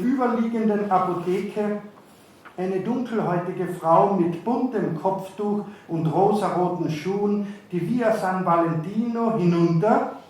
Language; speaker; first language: German; native; German